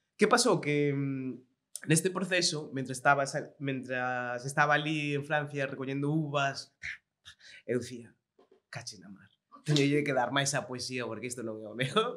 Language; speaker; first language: Galician; non-native, local second language; Kabuverdianu